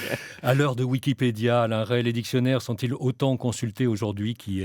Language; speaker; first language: French; native; French